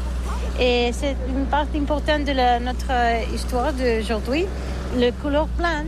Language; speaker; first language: French; non-native, learner; Catalan